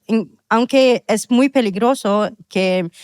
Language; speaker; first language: Spanish; non-native, fluent; Arabic